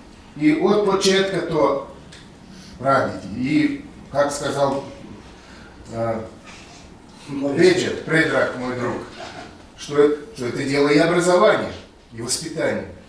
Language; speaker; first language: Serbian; non-native, fluent; Russian